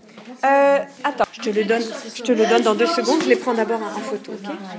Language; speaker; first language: French; native; French